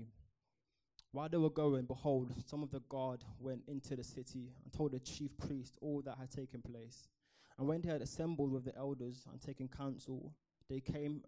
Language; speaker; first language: English; native; English